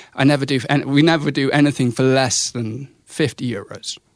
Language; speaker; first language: English; native; English